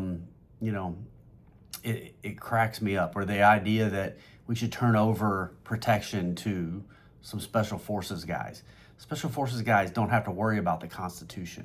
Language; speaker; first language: English; native; English